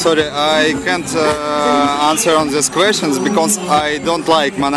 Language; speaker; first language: English; non-native, learner; Russian